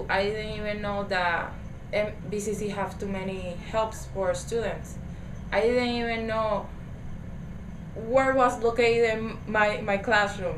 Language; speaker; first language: English; non-native, learner; Spanish